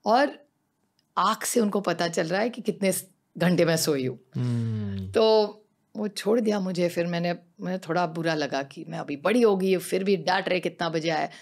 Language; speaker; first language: Hindi; non-native, local second language; Marathi